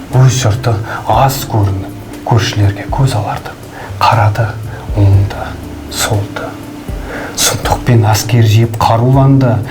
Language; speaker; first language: Kazakh; non-native, local second language; Russian